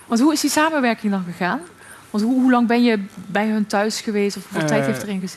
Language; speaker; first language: Dutch; native; Dutch